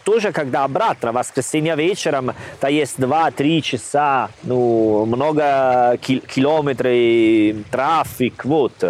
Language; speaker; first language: Russian; non-native, learner; Italian